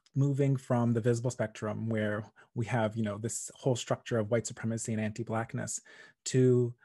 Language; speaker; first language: English; native; English